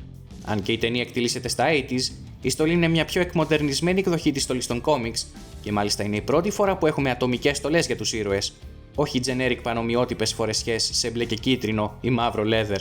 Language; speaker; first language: Greek; native; Greek